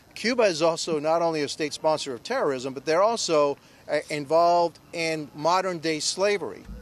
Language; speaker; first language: English; early bilingual, other home language; Spanish